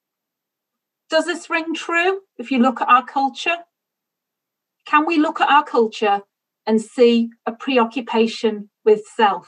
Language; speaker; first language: English; native; English